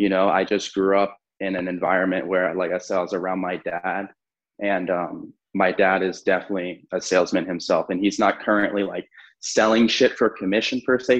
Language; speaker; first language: English; native; English